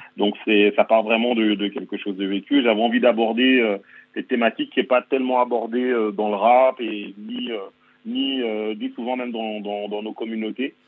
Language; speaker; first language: French; native; French